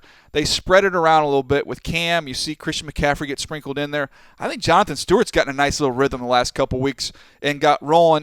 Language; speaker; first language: English; native; English